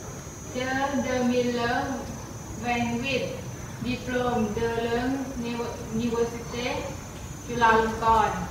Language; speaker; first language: French; non-native, learner; Thai